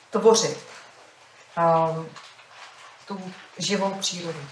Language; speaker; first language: Czech; native; Czech